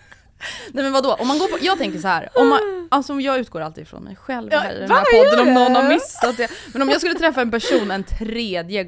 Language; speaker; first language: Swedish; native; Swedish